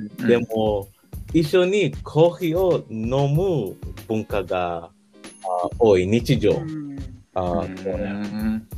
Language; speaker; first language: Japanese; non-native, learner; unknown